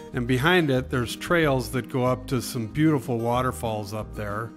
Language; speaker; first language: English; native; English